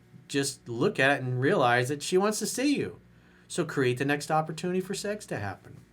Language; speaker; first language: English; native; English